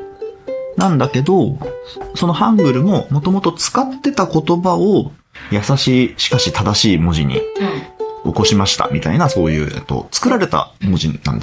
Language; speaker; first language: Japanese; native; Japanese